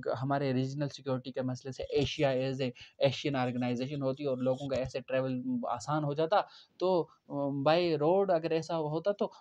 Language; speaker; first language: Hindi; non-native, local second language; Kashmiri